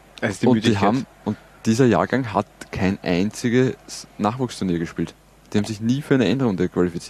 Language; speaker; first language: German; native; German